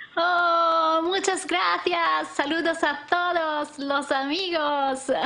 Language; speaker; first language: Spanish; non-native, learner; Italian